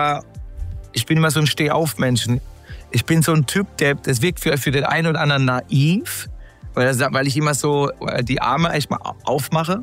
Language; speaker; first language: German; native; German